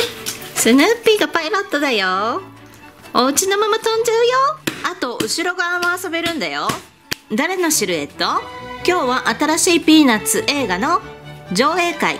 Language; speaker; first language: Japanese; native; Japanese